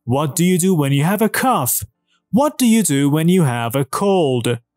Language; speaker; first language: English; non-native, fluent; Persian